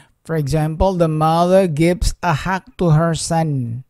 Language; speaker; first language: English; non-native, fluent; Indonesian